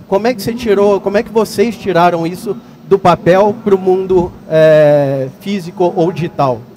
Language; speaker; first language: Portuguese; native; Portuguese